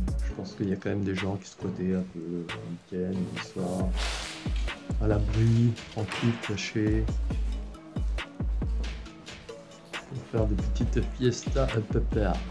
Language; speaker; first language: French; native; French